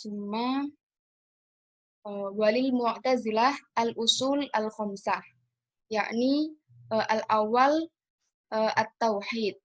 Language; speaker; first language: Arabic; non-native, learner; Indonesian